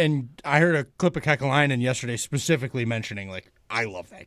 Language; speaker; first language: English; native; English